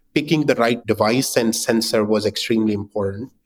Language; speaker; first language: English; non-native, local second language; Hindi